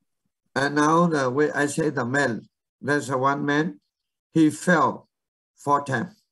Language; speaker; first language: English; non-native, learner; Vietnamese